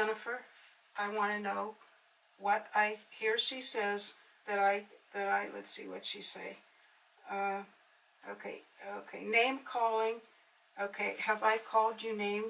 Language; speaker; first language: English; native; English